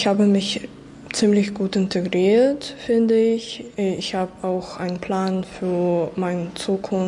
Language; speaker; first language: German; non-native, fluent; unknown